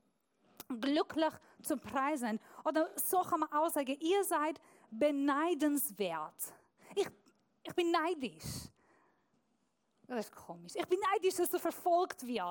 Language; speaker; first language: German; non-native, fluent; Persian